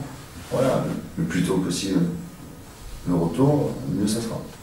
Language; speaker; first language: French; native; French